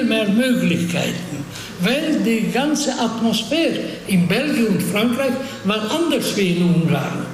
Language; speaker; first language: German; non-native, fluent; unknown